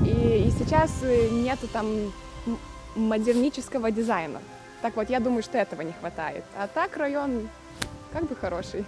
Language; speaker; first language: Russian; non-native, local second language; Lithuanian